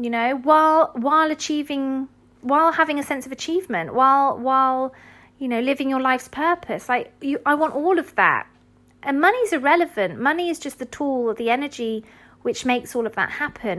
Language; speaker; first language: English; native; English